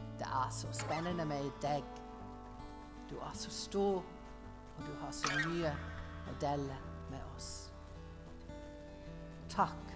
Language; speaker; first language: Norwegian; non-native, learner; English